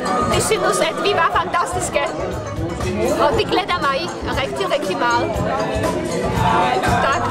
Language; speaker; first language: Danish; non-native, learner; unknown